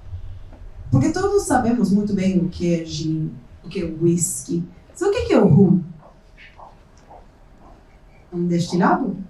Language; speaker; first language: Portuguese; non-native, fluent; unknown